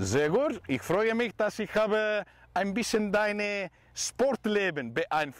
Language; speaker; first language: German; non-native, fluent; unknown